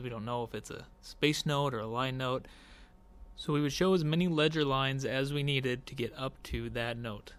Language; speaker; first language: English; native; English